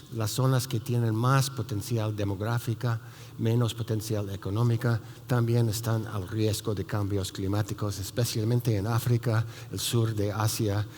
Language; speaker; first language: Spanish; non-native, fluent; English